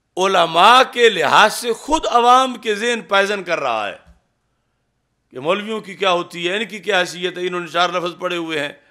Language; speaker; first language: Urdu; non-native, local second language; Punjabi